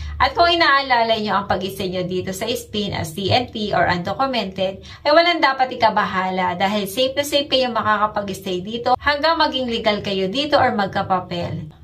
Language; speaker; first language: Filipino; native; Filipino